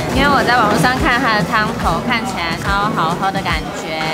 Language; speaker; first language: Chinese; native; Chinese